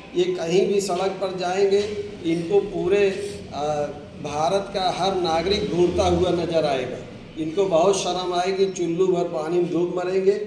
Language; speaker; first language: Hindi; native; Hindi